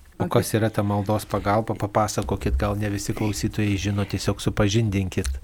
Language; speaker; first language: Lithuanian; native; Lithuanian